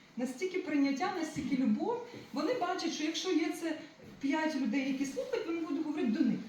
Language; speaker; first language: Ukrainian; non-native, local second language; Russian